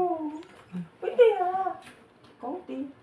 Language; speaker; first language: Filipino; non-native, learner; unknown